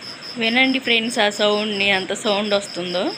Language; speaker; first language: Telugu; native; Telugu